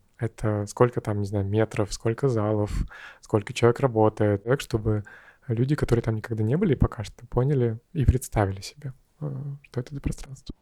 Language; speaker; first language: Russian; native; Russian